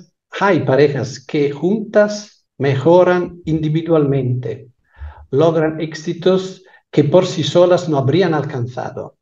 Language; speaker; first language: Spanish; non-native, fluent; Italian